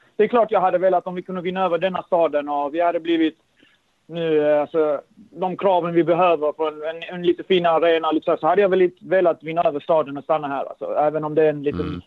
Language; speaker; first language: Swedish; early bilingual, other home language; Kurdish